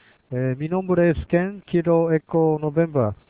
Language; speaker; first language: Spanish; non-native, learner; Japanese